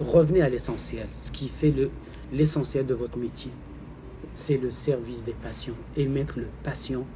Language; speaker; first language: French; non-native, local second language; Arabic